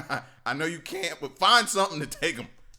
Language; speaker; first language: English; native; English